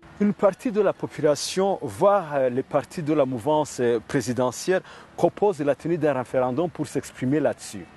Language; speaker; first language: French; non-native, local second language; Rundi